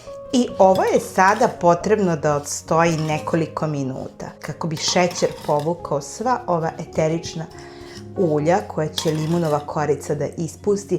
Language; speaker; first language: Serbian; native; Serbian